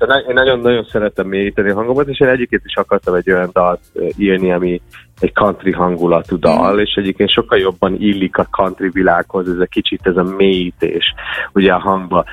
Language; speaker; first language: Hungarian; non-native, fluent; English